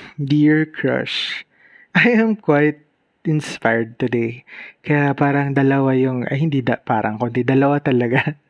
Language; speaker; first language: Filipino; non-native, local second language; Bikol